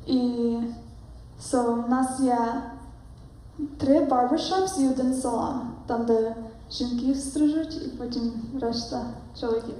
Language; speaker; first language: Ukrainian; early bilingual, heritage; Ukrainian